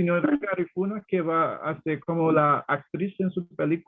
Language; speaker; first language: Spanish; non-native, learner; English